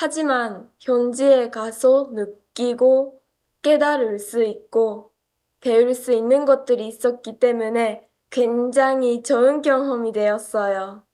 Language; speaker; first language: Korean; non-native, fluent; Japanese